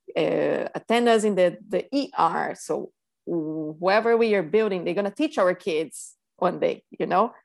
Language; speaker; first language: English; non-native, fluent; Portuguese